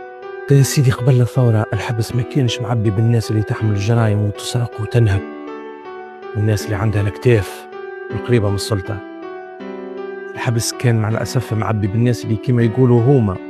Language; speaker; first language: Arabic; native; Arabic